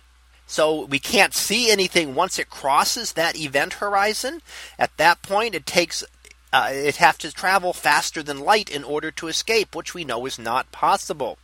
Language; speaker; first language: English; native; English